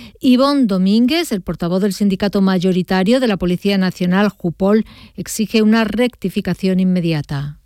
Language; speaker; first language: Spanish; native; Spanish